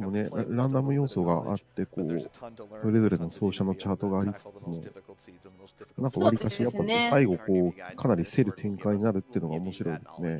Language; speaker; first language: Japanese; native; Japanese